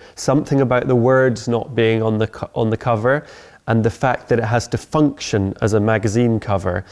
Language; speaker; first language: English; native; English